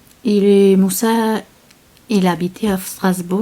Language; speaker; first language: French; non-native, learner; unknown